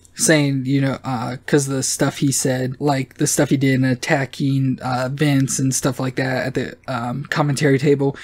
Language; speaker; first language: English; native; English